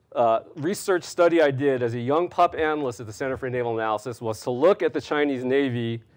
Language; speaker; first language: English; native; English